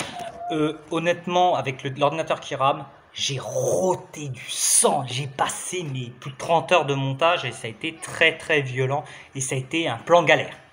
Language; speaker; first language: French; native; French